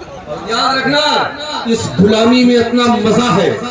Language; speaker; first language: Urdu; native; Urdu